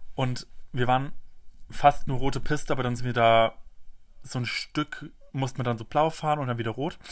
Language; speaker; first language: German; native; German